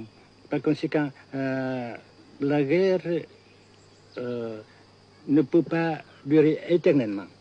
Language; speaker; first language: French; non-native, fluent; Vietnamese